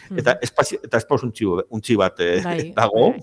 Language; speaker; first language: Basque; native; Basque